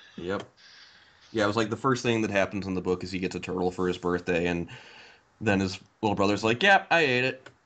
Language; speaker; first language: English; native; English